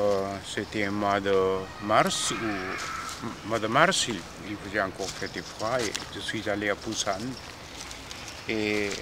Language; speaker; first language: French; non-native, fluent; Korean